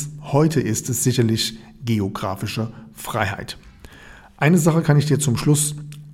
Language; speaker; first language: German; native; German